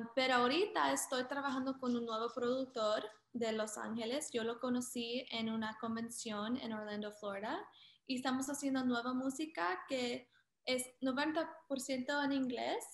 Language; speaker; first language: Spanish; early bilingual, heritage; Spanish